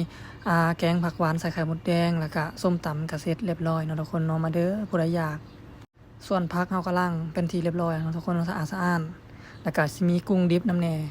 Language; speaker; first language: Thai; non-native, local second language; Lao